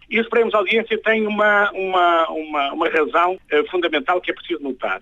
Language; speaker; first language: Portuguese; native; Portuguese